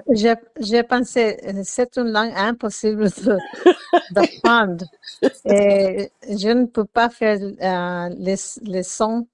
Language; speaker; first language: French; non-native, learner; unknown